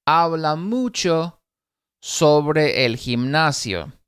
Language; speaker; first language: Spanish; non-native, fluent; English